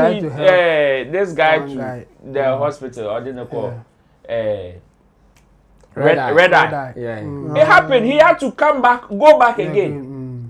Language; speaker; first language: English; non-native, local second language; Akan